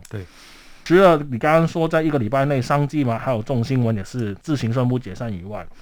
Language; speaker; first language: Chinese; non-native, local second language; Cantonese